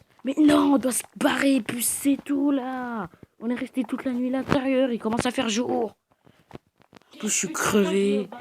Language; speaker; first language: French; native; French